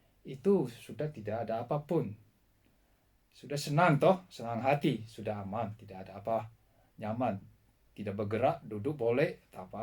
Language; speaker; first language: Indonesian; non-native, fluent; Dutch